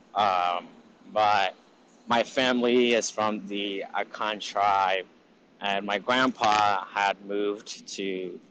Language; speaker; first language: English; early bilingual, other home language; Akan